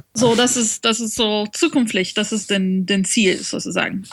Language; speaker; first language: German; non-native, fluent; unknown